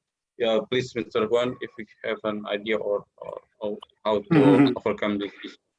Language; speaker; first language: English; non-native, learner; Indonesian